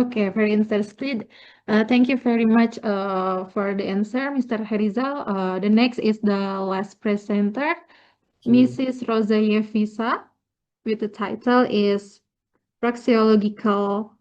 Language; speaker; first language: English; non-native, learner; Indonesian